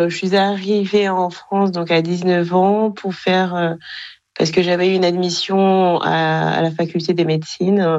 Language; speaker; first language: French; non-native, local second language; Kinyarwanda